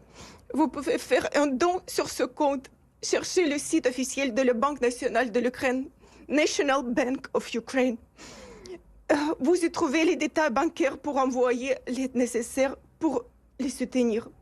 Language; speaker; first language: French; non-native, fluent; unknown